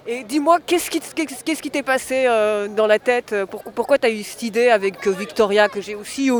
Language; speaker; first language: French; native; French